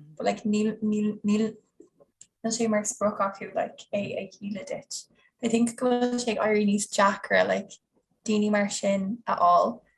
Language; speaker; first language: Irish; non-native, local second language; English